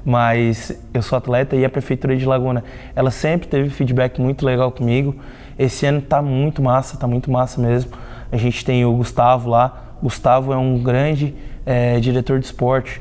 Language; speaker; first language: Portuguese; native; Portuguese